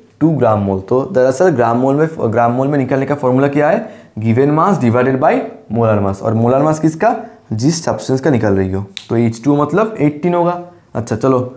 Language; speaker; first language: Hindi; non-native, local second language; Bangla